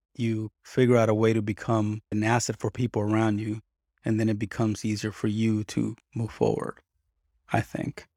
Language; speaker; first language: English; early bilingual, other home language; Spanish